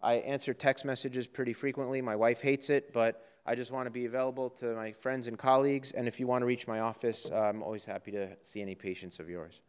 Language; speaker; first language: English; native; English